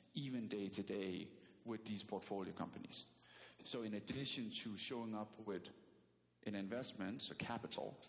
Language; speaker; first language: English; non-native, fluent; Danish